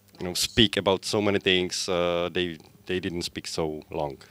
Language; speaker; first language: English; non-native, fluent; Czech